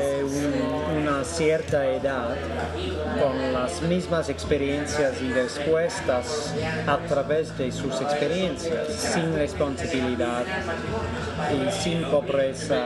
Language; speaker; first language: Spanish; non-native, fluent; English